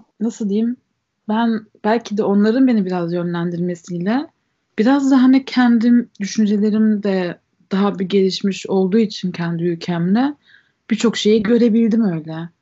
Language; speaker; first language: Turkish; early bilingual, heritage; Turkish